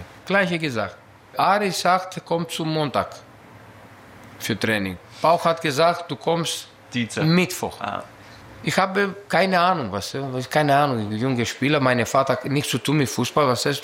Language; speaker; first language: German; non-native, learner; Greek